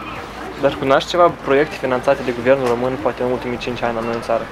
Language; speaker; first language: Romanian; native; Romanian